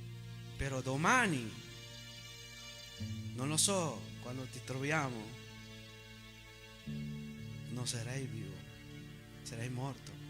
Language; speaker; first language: Italian; non-native, fluent; Spanish